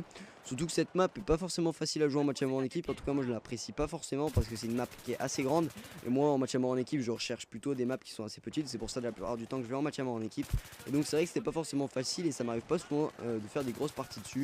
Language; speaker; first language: French; native; French